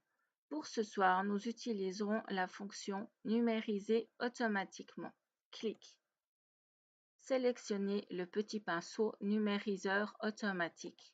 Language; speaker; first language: French; native; French